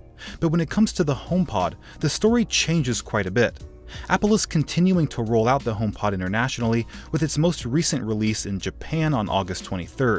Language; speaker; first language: English; native; English